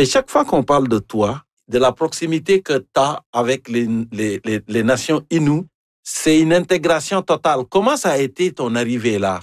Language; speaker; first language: French; native; French